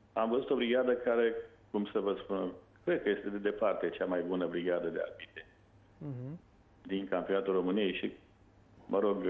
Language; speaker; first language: Romanian; native; Romanian